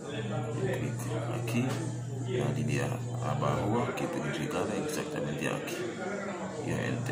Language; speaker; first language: Spanish; non-native, learner; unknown